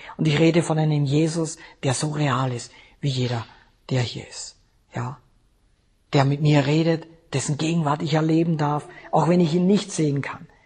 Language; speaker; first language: German; native; German